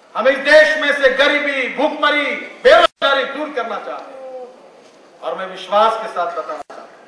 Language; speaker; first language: Hindi; non-native, local second language; Marathi